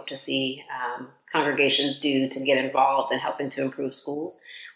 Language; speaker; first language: English; native; English